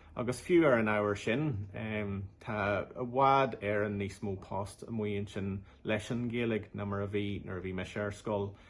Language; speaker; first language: Irish; non-native, local second language; English